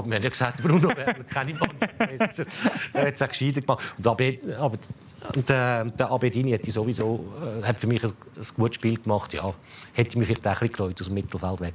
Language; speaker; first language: German; native; German